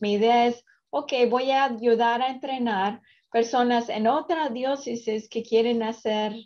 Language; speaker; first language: Spanish; early bilingual, other home language; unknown